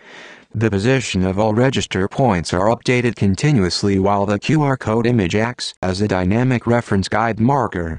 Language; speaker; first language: English; non-native, fluent; Greek